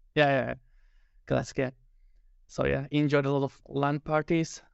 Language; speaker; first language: English; non-native, fluent; Turkish